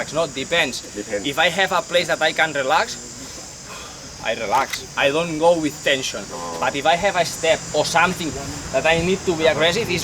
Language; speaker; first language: English; non-native, fluent; Spanish